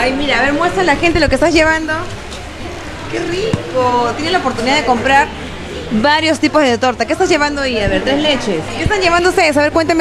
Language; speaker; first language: Spanish; native; Spanish